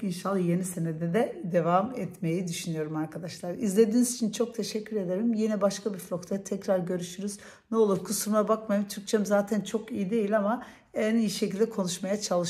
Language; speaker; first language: Turkish; early bilingual, heritage; Turkish